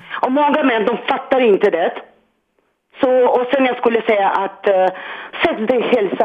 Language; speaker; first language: Swedish; non-native, learner; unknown